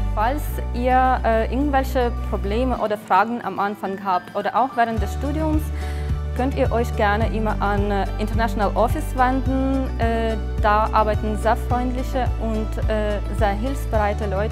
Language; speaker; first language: German; non-native, fluent; Ukrainian